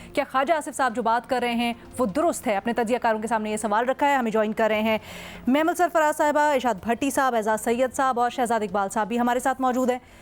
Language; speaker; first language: Urdu; native; Urdu